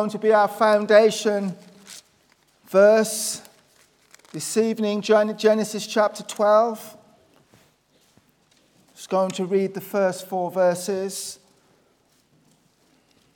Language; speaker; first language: English; native; English